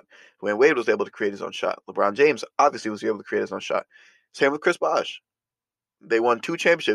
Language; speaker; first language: English; native; English